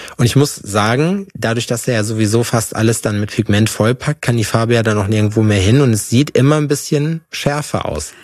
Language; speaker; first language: German; native; German